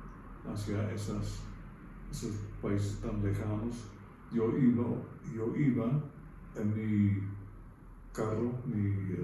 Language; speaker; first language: Spanish; non-native, fluent; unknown